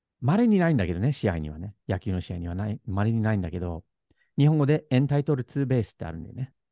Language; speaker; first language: Japanese; non-native, fluent; English